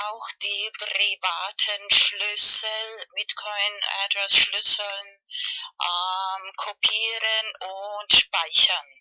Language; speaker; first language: German; non-native, learner; Spanish